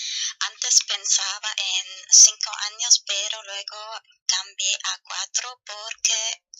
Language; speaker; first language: Spanish; non-native, fluent; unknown